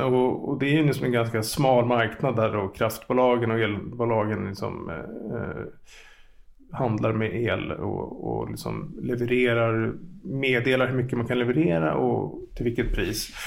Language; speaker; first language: Swedish; native; Swedish